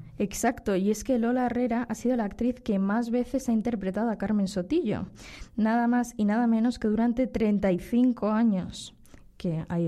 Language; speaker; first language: Spanish; native; Spanish